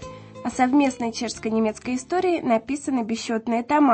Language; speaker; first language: Russian; native; Russian